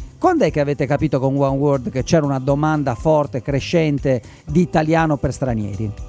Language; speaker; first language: Italian; native; Italian